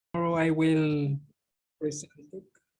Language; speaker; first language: English; non-native, learner; Spanish